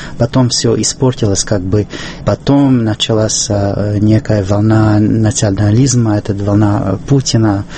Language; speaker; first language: Russian; non-native, fluent; English